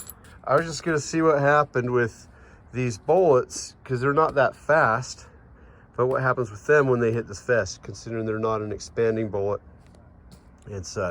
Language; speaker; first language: English; native; English